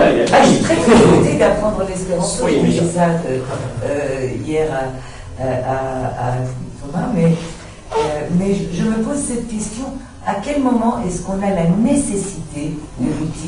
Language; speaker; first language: French; native; French